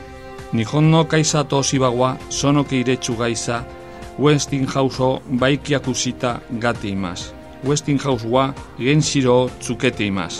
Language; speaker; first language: Japanese; non-native, learner; Spanish